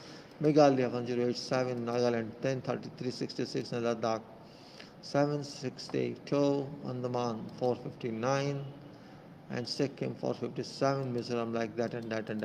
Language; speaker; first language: English; non-native, local second language; Hindi